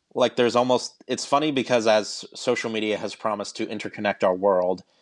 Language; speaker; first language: English; native; English